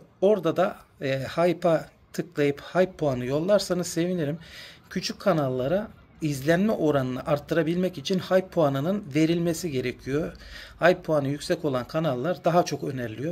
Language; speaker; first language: Turkish; native; Turkish